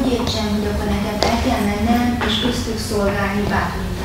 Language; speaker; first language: Hungarian; native; Hungarian